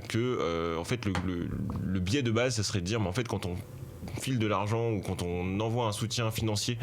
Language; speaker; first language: French; native; French